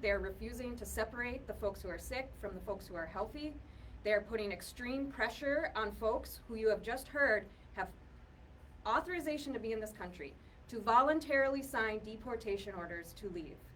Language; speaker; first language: English; native; English